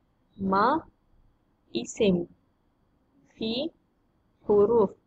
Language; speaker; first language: Arabic; non-native, learner; Malay